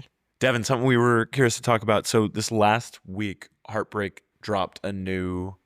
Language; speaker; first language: English; native; English